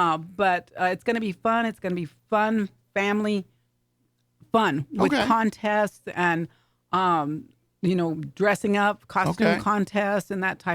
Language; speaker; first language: English; native; English